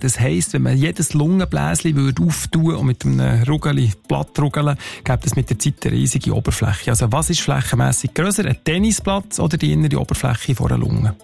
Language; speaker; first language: German; native; German